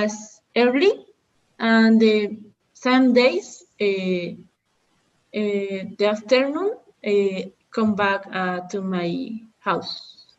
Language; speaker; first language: English; non-native, learner; Spanish